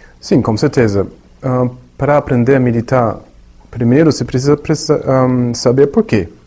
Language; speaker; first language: Portuguese; non-native, learner; German